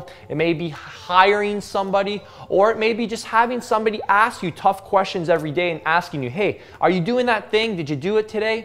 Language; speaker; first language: English; native; English